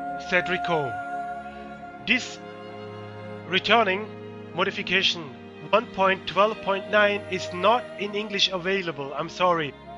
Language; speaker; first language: English; non-native, learner; German